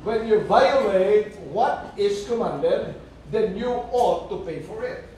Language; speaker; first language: English; non-native, local second language; Filipino